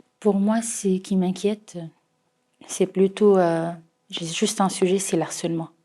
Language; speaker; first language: French; non-native, fluent; Arabic